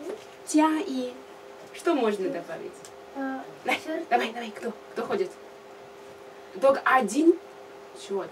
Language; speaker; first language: Russian; non-native, learner; Chinese